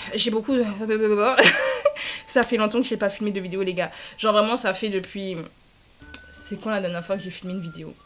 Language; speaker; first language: French; native; French